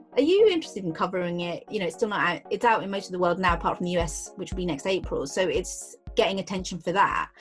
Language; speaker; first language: English; native; English